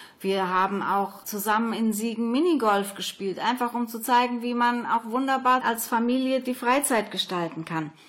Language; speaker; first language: German; native; German